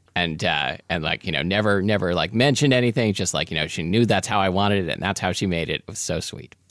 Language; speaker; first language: English; native; English